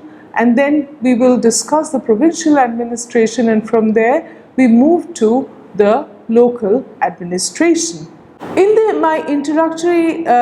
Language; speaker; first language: English; non-native, local second language; Bangla